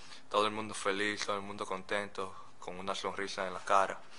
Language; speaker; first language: Spanish; native; Spanish